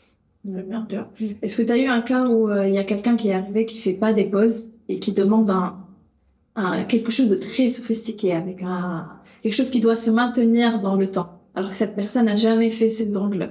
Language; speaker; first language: French; native; French